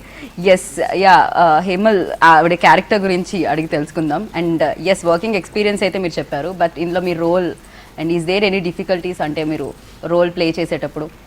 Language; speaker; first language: Telugu; native; Telugu